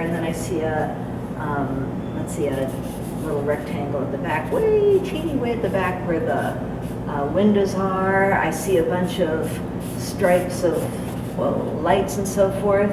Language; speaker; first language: English; native; English